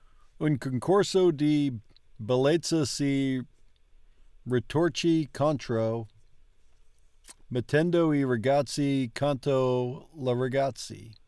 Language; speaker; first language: Italian; non-native, learner; English